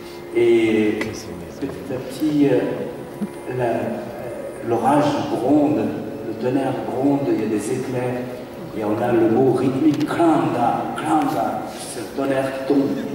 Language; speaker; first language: French; non-native, fluent; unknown